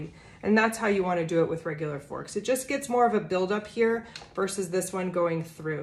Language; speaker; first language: English; native; English